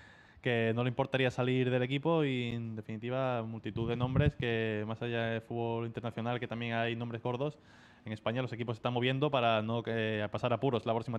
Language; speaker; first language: Spanish; native; Spanish